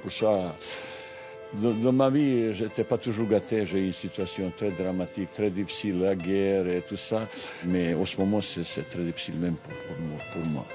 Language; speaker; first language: French; non-native, fluent; Bosnian